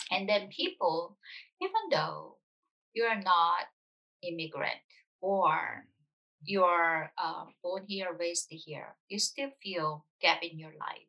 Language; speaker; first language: English; non-native, fluent; Korean